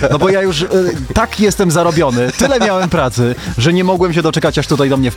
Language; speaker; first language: Polish; native; Polish